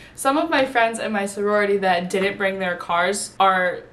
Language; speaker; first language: English; native; English